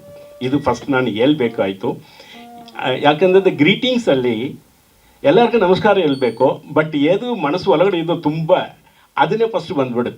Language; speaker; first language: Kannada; non-native, fluent; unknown